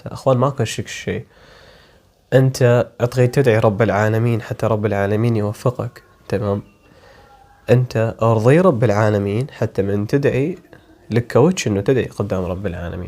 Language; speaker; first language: Arabic; native; Arabic